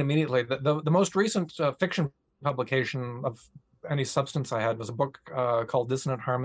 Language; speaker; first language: English; native; English